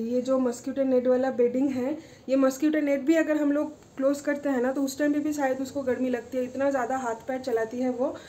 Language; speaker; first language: Hindi; non-native, local second language; Bangla